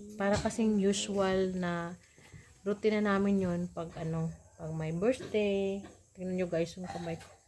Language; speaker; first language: Filipino; non-native, local second language; Cebuano